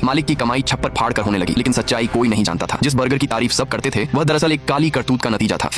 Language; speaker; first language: Hindi; native; Hindi